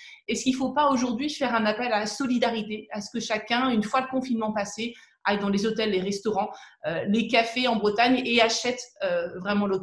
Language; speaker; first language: French; native; French